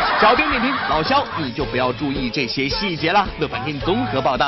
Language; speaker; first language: Chinese; native; Chinese